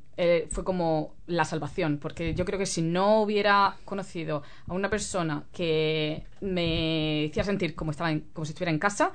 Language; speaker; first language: Spanish; native; Spanish